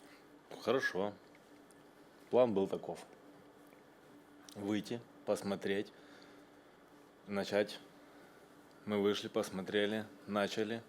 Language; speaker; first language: Russian; native; Russian